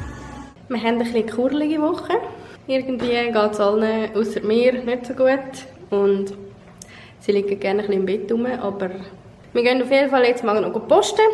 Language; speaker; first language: German; native; German